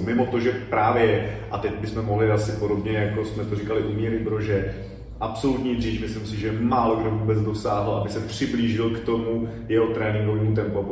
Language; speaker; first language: Czech; native; Czech